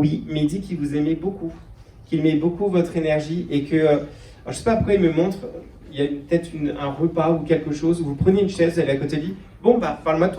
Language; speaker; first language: French; native; French